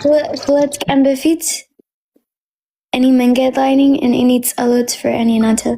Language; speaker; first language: Amharic; non-native, learner; English